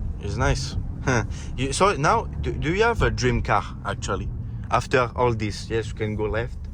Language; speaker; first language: English; non-native, learner; French